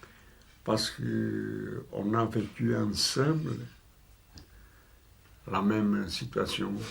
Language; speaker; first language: French; non-native, fluent; Portuguese